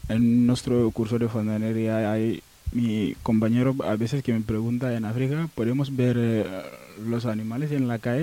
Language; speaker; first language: Spanish; non-native, learner; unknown